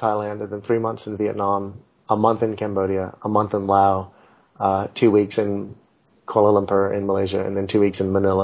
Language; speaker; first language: English; native; English